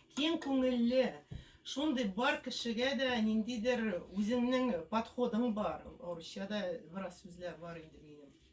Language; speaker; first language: Tatar; non-native, local second language; Russian